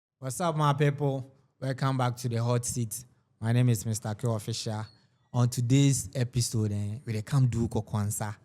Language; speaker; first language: English; non-native, local second language; Akan